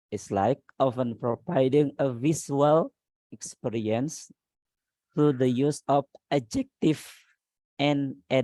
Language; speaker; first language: English; non-native, learner; Indonesian